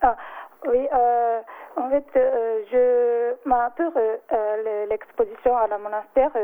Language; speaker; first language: French; non-native, learner; Japanese